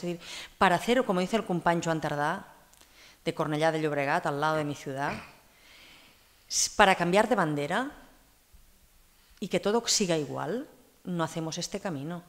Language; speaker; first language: Spanish; non-native, local second language; Catalan